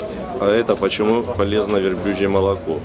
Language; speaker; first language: Russian; native; Russian